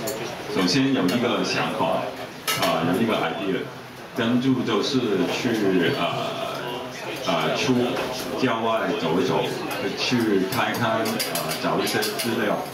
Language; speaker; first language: Chinese; non-native, local second language; Cantonese